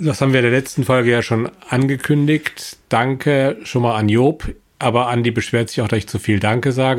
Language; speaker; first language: German; native; German